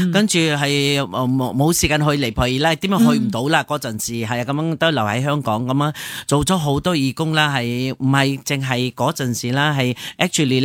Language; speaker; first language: Cantonese; non-native, fluent; Nepali